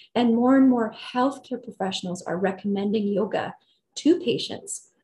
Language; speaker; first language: English; native; English